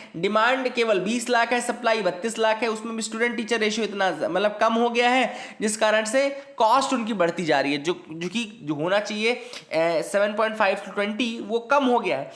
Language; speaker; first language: Hindi; native; Hindi